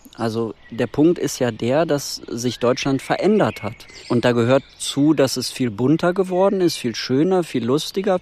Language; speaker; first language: German; native; German